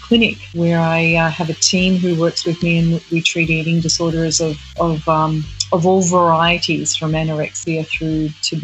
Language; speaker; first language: English; native; English